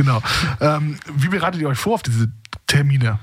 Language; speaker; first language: German; native; German